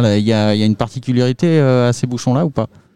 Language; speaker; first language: French; native; French